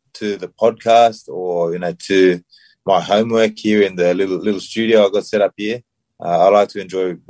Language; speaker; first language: English; early bilingual, other home language; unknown